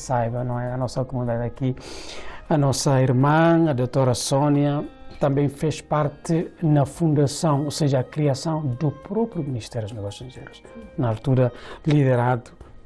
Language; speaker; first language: Portuguese; non-native, local second language; Tetum